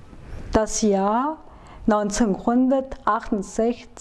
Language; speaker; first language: German; non-native, fluent; Chinese